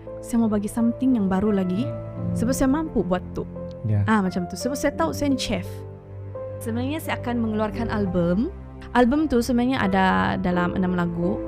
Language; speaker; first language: Malay; non-native, local second language; Chinese